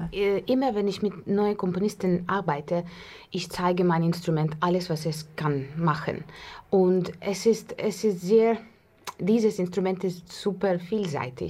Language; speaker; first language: German; non-native, fluent; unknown